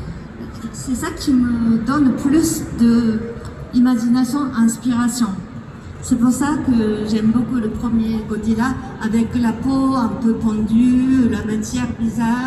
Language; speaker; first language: French; non-native, fluent; Japanese